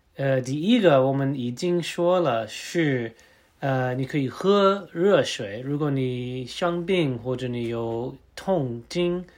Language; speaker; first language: Chinese; non-native, learner; English